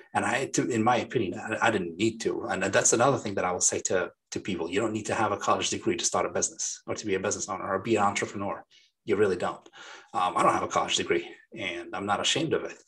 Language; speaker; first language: English; non-native, fluent; Arabic